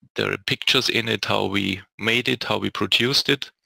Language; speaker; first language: English; non-native, fluent; German